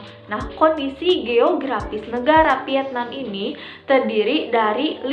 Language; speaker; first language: Indonesian; native; Indonesian